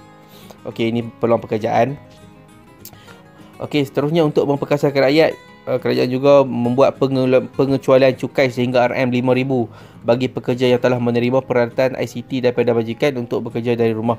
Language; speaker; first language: Malay; native; Malay